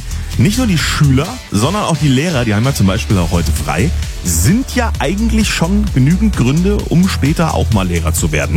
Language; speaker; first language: German; native; German